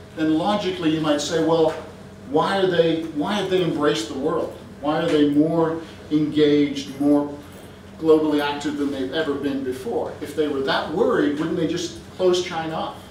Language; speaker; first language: English; native; English